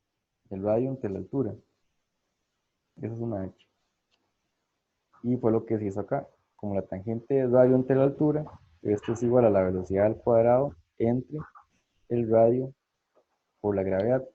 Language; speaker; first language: Spanish; native; Spanish